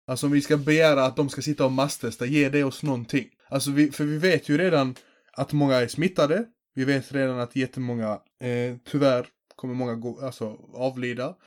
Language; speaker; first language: Swedish; early bilingual, other home language; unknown